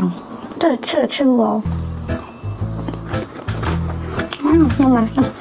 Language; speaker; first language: Chinese; non-native, learner; Korean